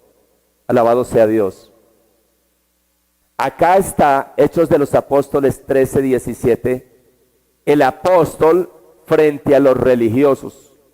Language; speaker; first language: Spanish; native; Spanish